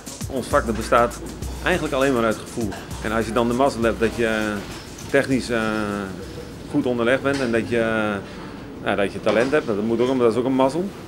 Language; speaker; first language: Dutch; native; Dutch